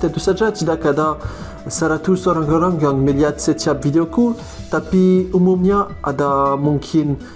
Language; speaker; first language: Indonesian; non-native, learner; French